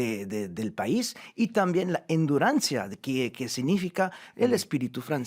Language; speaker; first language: Spanish; non-native, fluent; French